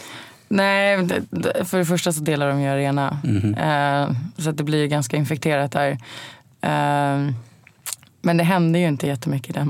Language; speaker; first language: Swedish; native; Swedish